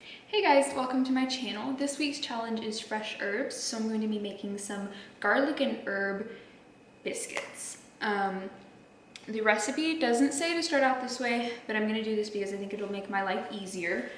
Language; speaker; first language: English; native; English